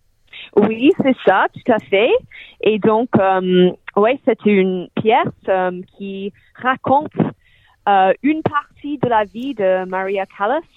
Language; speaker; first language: French; non-native, fluent; English